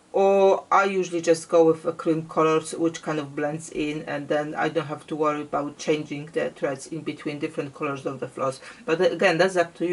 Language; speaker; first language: English; non-native, fluent; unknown